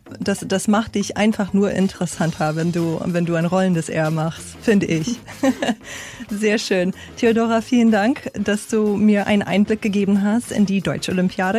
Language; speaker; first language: German; native; German